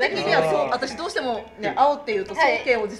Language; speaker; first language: Japanese; native; Japanese